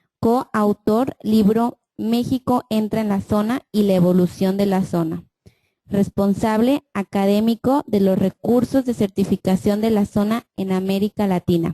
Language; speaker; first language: Spanish; native; Spanish